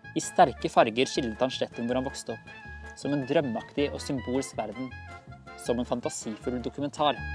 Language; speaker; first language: Norwegian; native; Norwegian